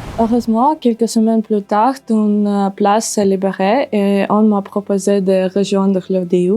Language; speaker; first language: French; non-native, learner; Ukrainian